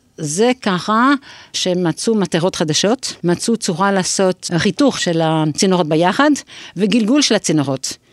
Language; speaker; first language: Hebrew; non-native, fluent; English